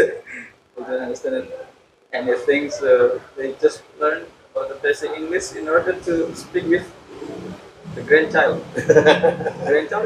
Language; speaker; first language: English; non-native, local second language; Indonesian